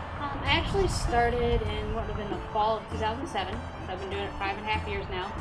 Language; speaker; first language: English; native; English